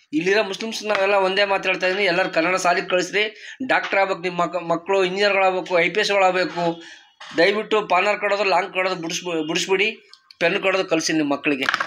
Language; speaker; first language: Kannada; non-native, local second language; Marathi